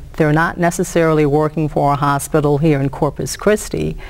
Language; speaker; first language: English; native; English